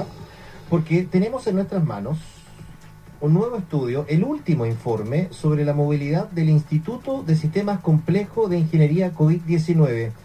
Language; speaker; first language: Spanish; native; Spanish